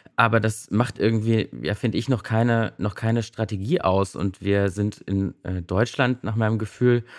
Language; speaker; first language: German; native; German